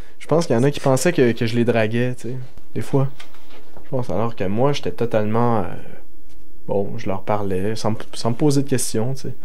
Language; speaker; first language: French; native; French